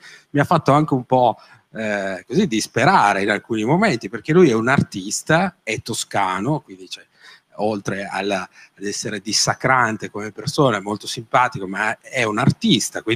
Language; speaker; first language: Italian; native; Italian